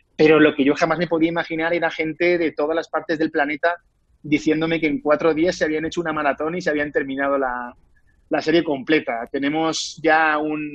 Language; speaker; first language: Spanish; native; Spanish